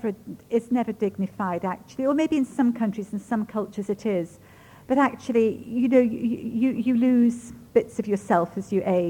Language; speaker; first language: English; non-native, local second language; Ukrainian